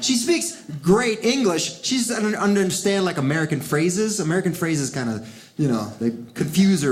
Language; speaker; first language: English; early bilingual, other home language; Spanish